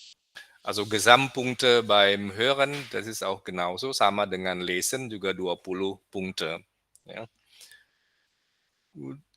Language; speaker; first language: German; non-native, fluent; Indonesian